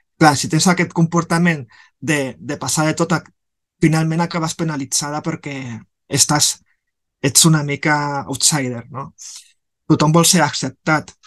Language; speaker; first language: Catalan; non-native, local second language; Spanish